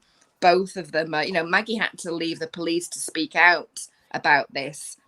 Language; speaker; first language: English; native; English